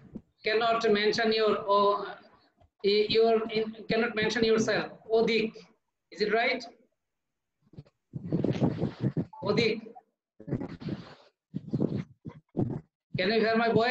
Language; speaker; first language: English; non-native, learner; Bangla